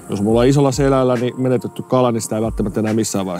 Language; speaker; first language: Finnish; native; Finnish